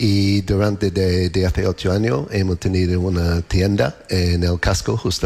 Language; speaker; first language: Spanish; non-native, learner; English